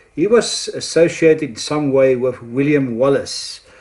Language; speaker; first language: English; non-native, local second language; Afrikaans